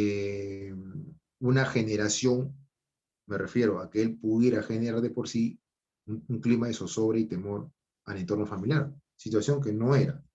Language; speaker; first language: Spanish; native; Spanish